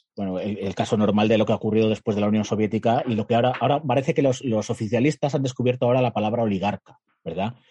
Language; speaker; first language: Spanish; native; Spanish